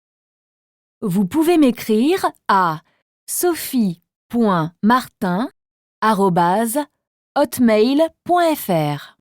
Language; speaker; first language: French; native; French